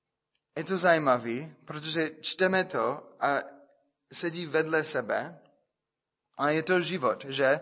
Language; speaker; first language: Czech; non-native, fluent; English